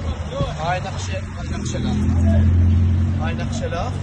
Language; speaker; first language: Arabic; native; Arabic